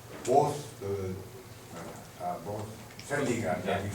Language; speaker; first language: English; non-native, learner; Japanese